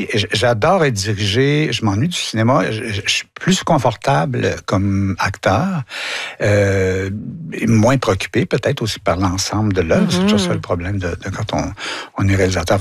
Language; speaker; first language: French; native; French